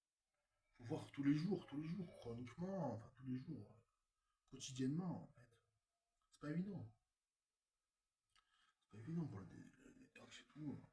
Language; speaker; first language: French; native; French